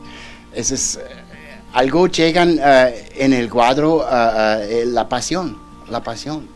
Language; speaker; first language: Spanish; non-native, learner; German